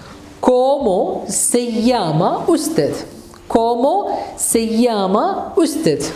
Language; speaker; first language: Spanish; non-native, fluent; Malayalam